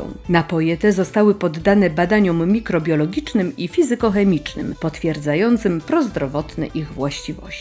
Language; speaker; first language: Polish; native; Polish